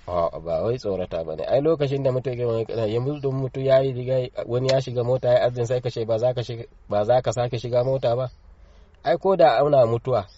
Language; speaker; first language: Hausa; non-native, local second language; Fula